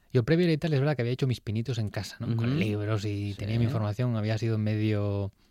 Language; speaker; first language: Spanish; native; Spanish